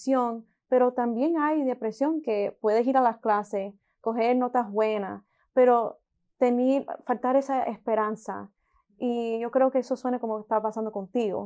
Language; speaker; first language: Spanish; early bilingual, heritage; Spanish